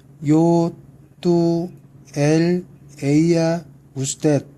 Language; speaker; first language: Spanish; non-native, learner; Korean